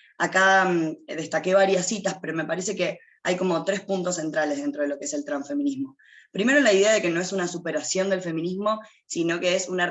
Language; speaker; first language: Spanish; native; Spanish